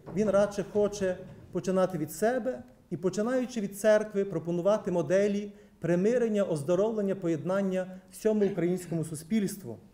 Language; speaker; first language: Ukrainian; native; Ukrainian